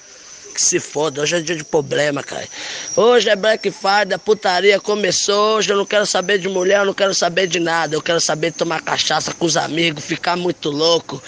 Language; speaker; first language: Portuguese; native; Portuguese